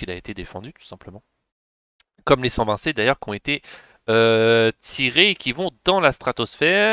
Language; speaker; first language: French; native; French